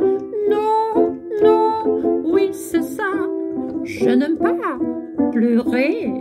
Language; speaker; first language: French; non-native, fluent; Polish